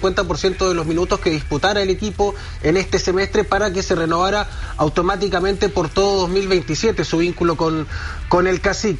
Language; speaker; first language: Spanish; native; Spanish